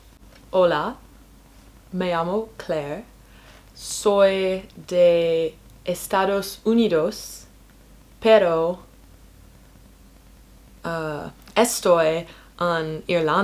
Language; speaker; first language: Spanish; non-native, learner; English